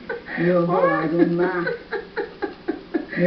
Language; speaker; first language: Portuguese; non-native, learner; German